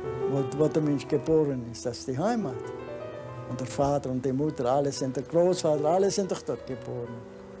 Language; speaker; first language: German; early bilingual, heritage; German